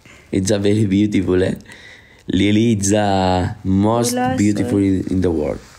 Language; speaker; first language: English; non-native, learner; Spanish